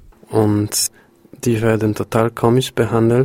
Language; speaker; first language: German; non-native, fluent; Polish